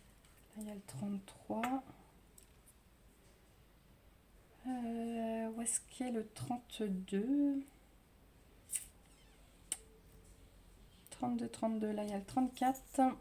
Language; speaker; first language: French; native; French